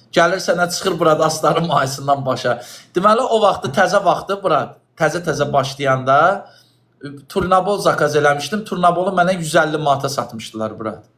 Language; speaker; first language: Azerbaijani; native; Azerbaijani